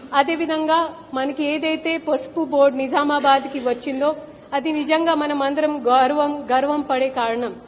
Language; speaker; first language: Telugu; non-native, fluent; Hindi